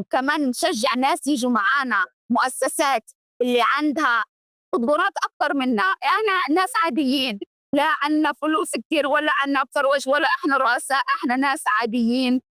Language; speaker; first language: Arabic; early bilingual, heritage; Arabic